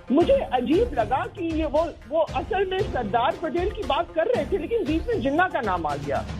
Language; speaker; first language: Hindi; non-native, local second language; English